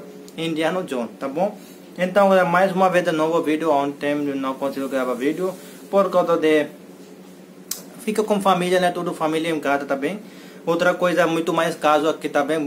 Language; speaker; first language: Portuguese; non-native, learner; Hindi